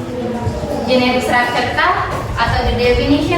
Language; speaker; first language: English; non-native, learner; Indonesian